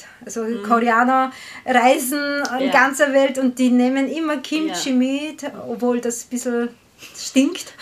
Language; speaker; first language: German; non-native, learner; Korean